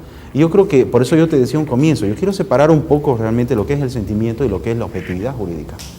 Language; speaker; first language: Spanish; native; Spanish